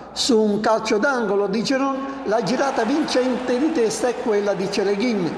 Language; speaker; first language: Italian; native; Italian